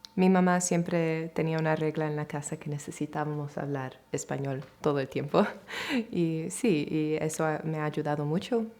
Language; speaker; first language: Spanish; early bilingual, heritage; Spanish